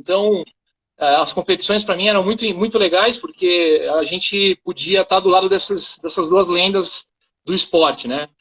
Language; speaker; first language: Portuguese; native; Portuguese